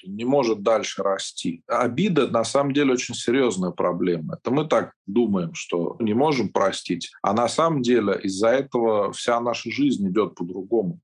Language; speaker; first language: Russian; native; Russian